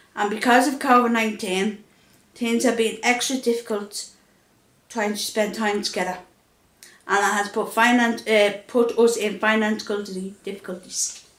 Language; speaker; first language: English; native; English